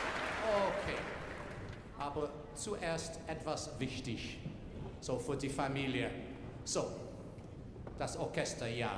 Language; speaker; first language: German; non-native, learner; English